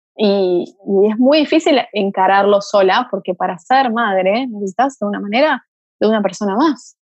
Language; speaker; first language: Spanish; early bilingual, other home language; Portuguese